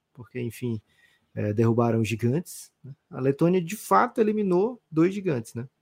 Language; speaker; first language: Portuguese; native; Portuguese